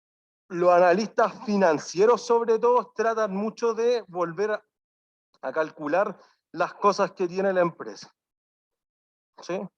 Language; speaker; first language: Spanish; native; Spanish